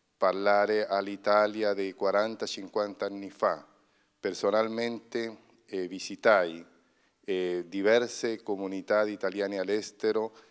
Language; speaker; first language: Italian; non-native, fluent; Spanish